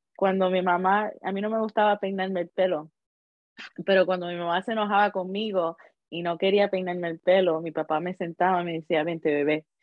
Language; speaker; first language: Spanish; early bilingual, heritage; Spanish